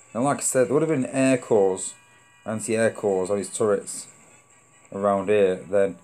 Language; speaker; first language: English; native; English